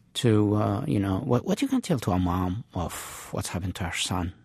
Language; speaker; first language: English; non-native, fluent; Arabic